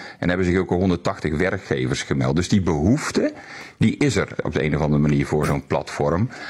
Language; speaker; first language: Dutch; native; Dutch